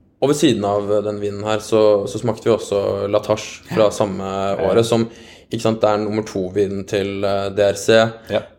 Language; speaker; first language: Norwegian; native; Norwegian